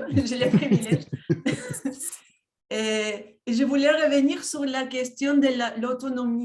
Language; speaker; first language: French; non-native, fluent; Spanish